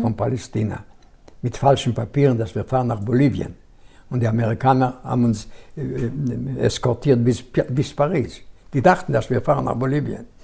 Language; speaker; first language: German; non-native, fluent; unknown